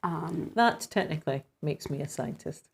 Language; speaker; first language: English; native; English